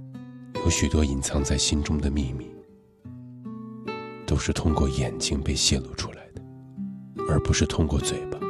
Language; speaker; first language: Chinese; native; Chinese